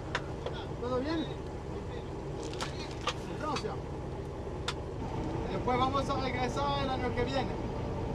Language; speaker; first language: Spanish; non-native, learner; French